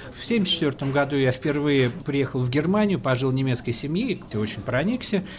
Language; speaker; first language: Russian; native; Russian